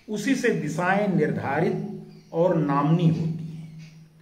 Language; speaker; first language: Hindi; native; Hindi